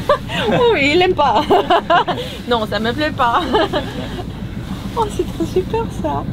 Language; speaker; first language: French; non-native, fluent; Polish